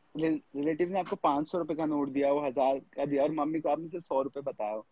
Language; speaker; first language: Hindi; native; Hindi